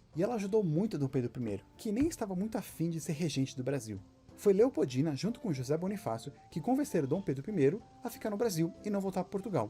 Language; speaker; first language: Portuguese; native; Portuguese